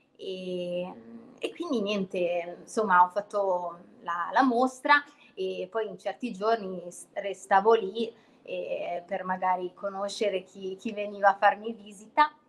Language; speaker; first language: Italian; native; Italian